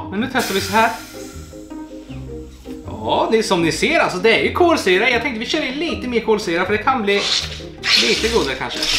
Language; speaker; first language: Swedish; native; Swedish